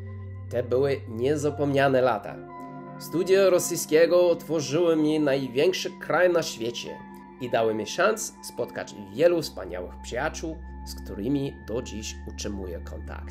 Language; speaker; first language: Polish; non-native, learner; English